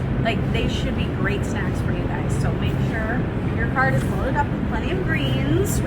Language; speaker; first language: English; native; English